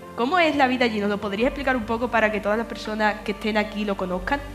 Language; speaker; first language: Spanish; native; Spanish